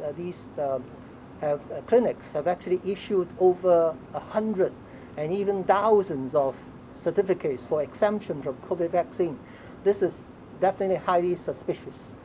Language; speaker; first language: English; non-native, local second language; Chinese